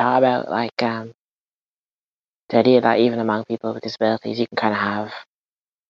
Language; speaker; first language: English; native; English